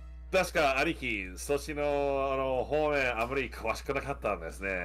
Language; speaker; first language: Japanese; non-native, fluent; English